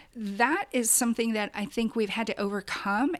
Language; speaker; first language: English; native; English